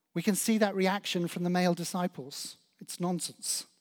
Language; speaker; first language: English; native; English